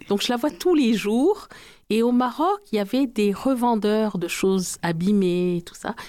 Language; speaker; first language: French; native; French